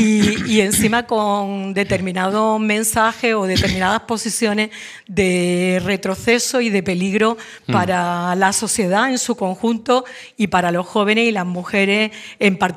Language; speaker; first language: Spanish; native; Spanish